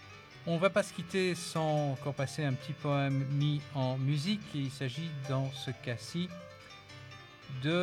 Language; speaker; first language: French; native; French